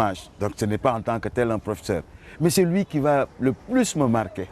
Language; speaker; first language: French; non-native, local second language; Wolof